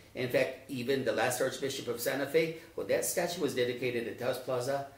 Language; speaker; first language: English; native; English